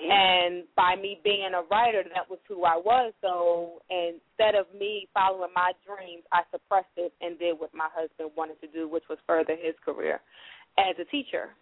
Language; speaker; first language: English; native; English